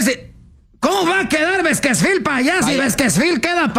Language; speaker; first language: Spanish; native; Spanish